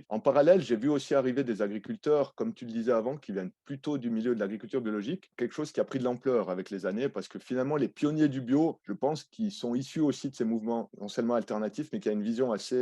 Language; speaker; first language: French; native; French